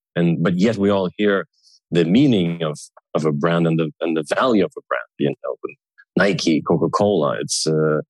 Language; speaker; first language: English; early bilingual, other home language; Russian